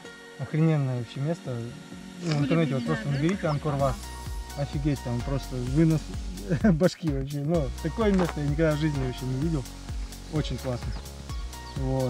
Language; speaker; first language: Russian; native; Russian